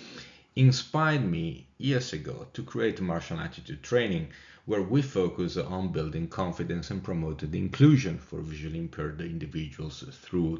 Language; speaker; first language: English; non-native, fluent; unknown